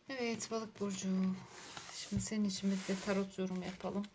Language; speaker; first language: Turkish; native; Turkish